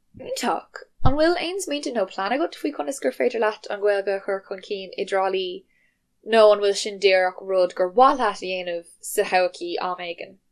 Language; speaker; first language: Irish; non-native, local second language; English